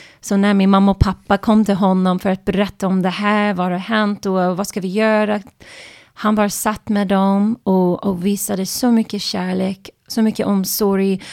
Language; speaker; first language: Swedish; non-native, fluent; English